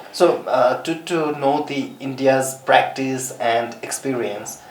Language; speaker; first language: English; non-native, local second language; Nepali